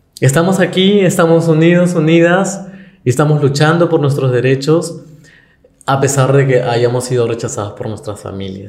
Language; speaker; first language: Spanish; native; Spanish